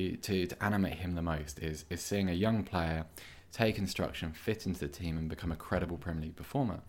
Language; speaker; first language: English; native; English